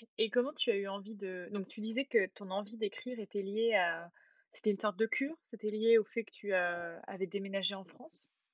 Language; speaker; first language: French; native; French